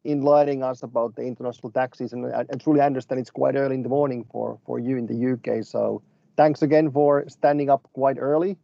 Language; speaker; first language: English; non-native, fluent; Finnish